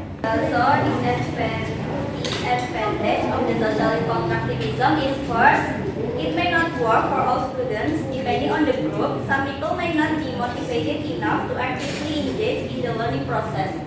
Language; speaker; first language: English; non-native, learner; Indonesian